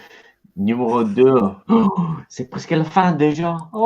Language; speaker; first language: French; non-native, learner; English